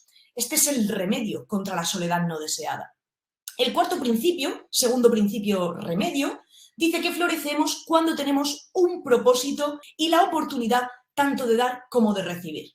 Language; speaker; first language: Spanish; native; Spanish